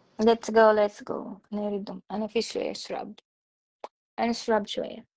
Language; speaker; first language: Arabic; non-native, learner; Bangla